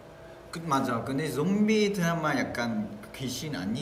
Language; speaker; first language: Korean; non-native, fluent; Vietnamese